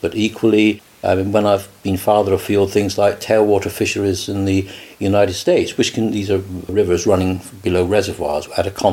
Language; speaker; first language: English; native; English